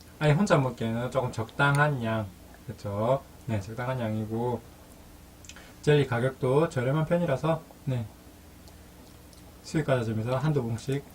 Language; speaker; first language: Korean; native; Korean